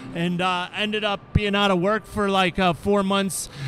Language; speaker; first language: English; native; English